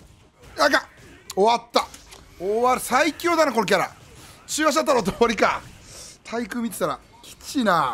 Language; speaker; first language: Japanese; native; Japanese